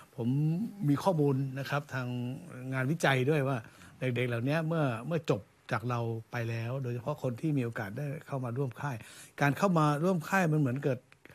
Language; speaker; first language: Thai; native; Thai